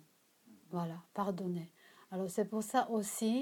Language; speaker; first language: French; non-native, learner; Japanese